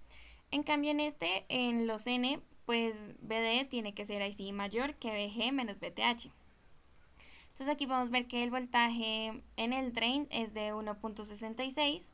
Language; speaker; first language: Spanish; native; Spanish